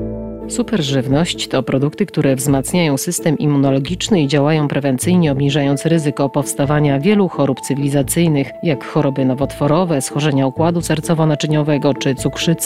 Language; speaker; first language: Polish; native; Polish